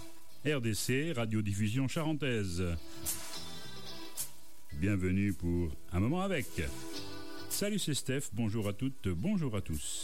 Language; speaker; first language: French; native; French